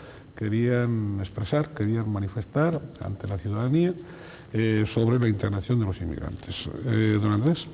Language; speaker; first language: Spanish; native; Spanish